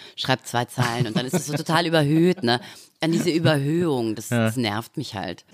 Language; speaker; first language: German; native; German